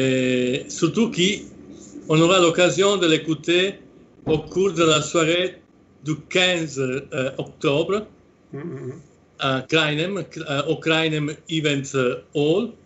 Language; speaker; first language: French; non-native, fluent; Italian